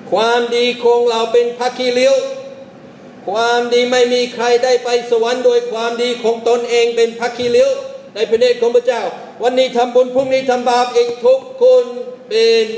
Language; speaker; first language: Thai; non-native, fluent; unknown